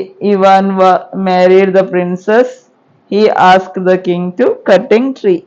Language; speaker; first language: English; non-native, local second language; Malayalam